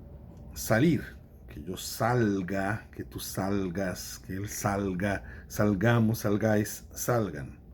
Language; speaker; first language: Spanish; non-native, fluent; Portuguese